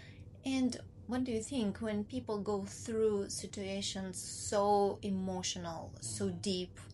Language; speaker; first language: English; non-native, learner; Ukrainian